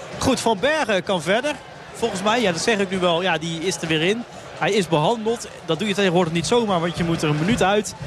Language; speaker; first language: Dutch; native; Dutch